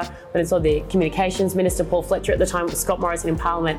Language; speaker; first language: English; early bilingual, other home language; Indonesian